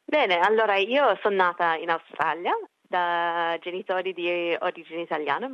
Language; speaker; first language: Italian; early bilingual, heritage; Italian